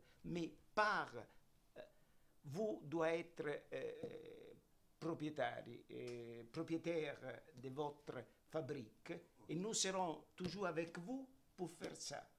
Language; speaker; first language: French; non-native, learner; Italian